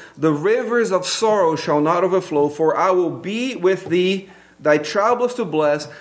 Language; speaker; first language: English; non-native, fluent; Portuguese